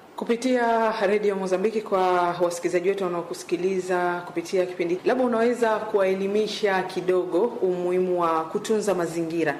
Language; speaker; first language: Swahili; native; Swahili